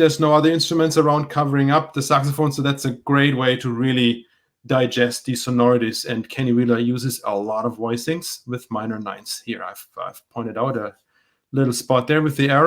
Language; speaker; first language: English; non-native, fluent; German